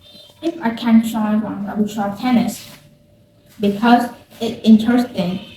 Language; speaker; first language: English; non-native, learner; Vietnamese